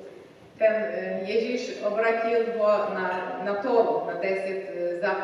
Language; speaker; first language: Czech; non-native, learner; Ukrainian